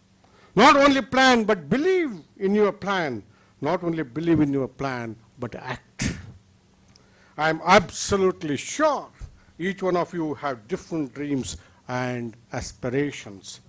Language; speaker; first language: English; non-native, local second language; Kannada